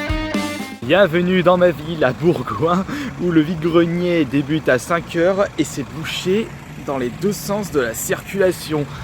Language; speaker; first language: French; native; French